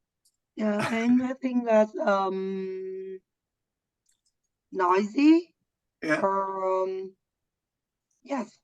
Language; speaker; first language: English; non-native, learner; Vietnamese